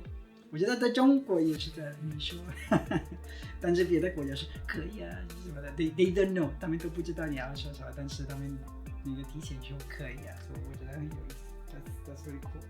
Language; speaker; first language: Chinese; non-native, fluent; Spanish